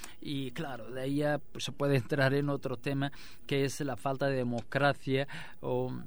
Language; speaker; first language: Spanish; non-native, local second language; Arabic